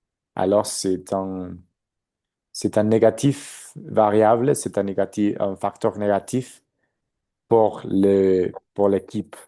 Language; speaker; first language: French; non-native, learner; Spanish